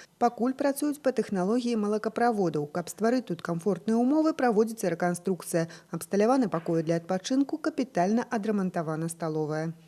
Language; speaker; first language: Belarusian; non-native, local second language; Russian